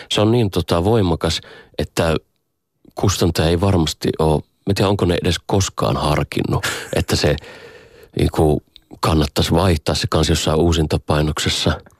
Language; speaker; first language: Finnish; native; Finnish